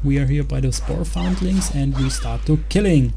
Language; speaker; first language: English; non-native, learner; German